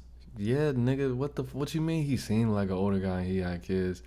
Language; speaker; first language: English; native; English